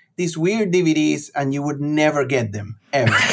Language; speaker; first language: English; non-native, fluent; Spanish